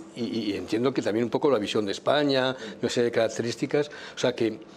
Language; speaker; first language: Spanish; native; Spanish